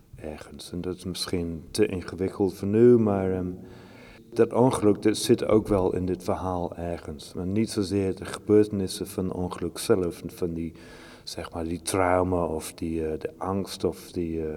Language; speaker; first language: Dutch; non-native, fluent; English